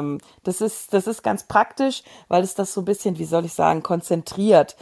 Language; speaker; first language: German; native; German